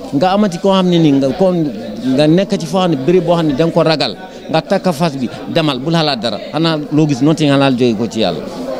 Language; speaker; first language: Wolof; non-native, local second language; Fula